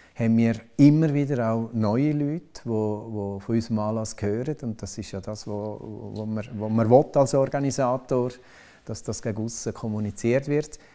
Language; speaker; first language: German; native; German